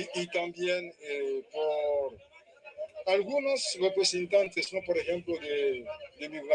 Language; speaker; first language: Spanish; non-native, fluent; Haitian Creole